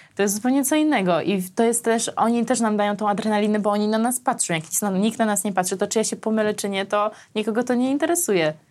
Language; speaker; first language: Polish; early bilingual, other home language; Armenian